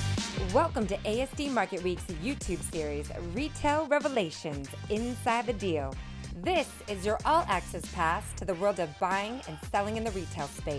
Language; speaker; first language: English; native; English